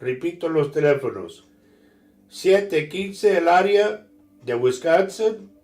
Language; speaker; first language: Spanish; early bilingual, other home language; English